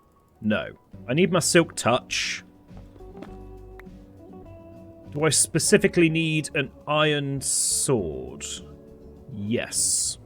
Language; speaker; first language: English; native; English